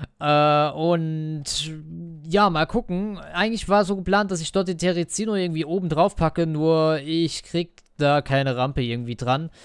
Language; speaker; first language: German; native; German